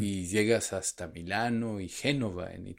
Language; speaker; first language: Spanish; native; Spanish